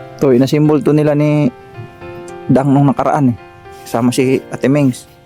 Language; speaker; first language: Filipino; non-native, local second language; Cebuano